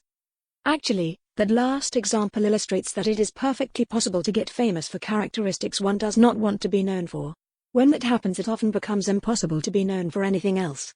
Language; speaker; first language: English; native; English